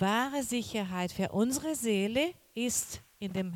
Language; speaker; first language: German; non-native, learner; Portuguese